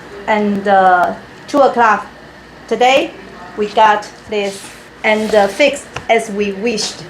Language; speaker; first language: English; non-native, learner; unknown